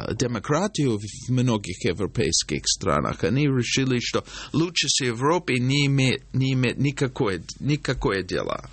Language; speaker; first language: Russian; non-native, fluent; English